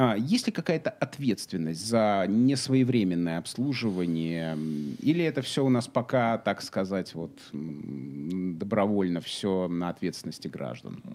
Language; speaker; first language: Russian; native; Russian